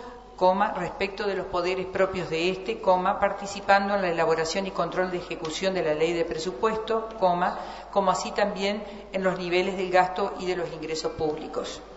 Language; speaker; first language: Spanish; native; Spanish